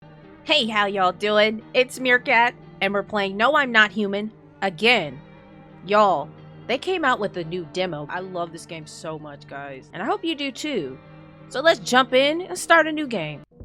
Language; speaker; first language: English; native; English